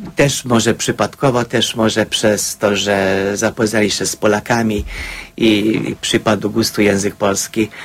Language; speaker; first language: Polish; non-native, fluent; Hungarian